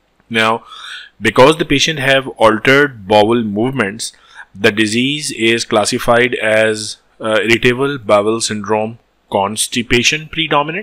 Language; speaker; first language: English; non-native, local second language; Hindi